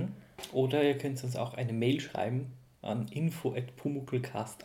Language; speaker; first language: German; native; German